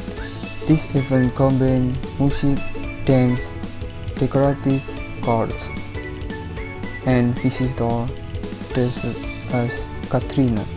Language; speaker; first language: English; non-native, learner; Indonesian